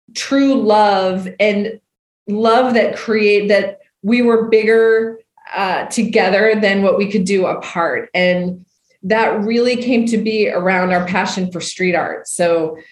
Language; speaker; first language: English; native; English